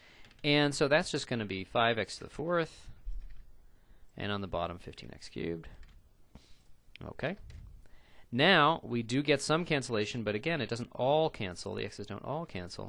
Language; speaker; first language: English; native; English